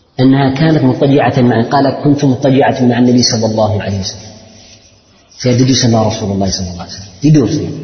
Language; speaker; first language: Arabic; non-native, fluent; Malay